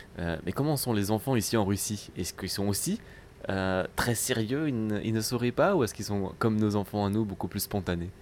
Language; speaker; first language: French; native; French